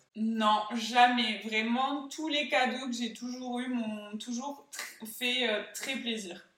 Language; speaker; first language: French; native; French